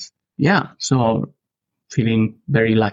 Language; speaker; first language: English; non-native, fluent; Italian